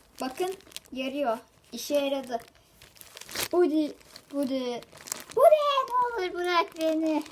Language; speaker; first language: Turkish; native; Turkish